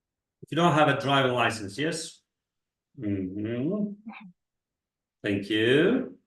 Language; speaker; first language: English; non-native, fluent; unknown